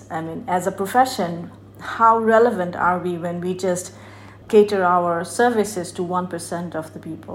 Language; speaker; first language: English; non-native, local second language; Bangla